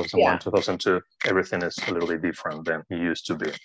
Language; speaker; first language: English; non-native, fluent; Spanish